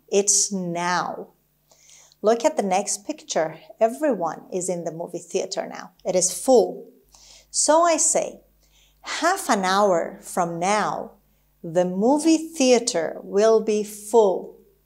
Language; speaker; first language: English; non-native, fluent; Persian